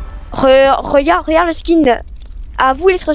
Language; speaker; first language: French; native; French